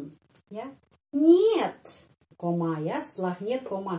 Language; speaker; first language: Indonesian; non-native, fluent; Russian